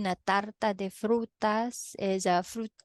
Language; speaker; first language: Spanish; non-native, fluent; Filipino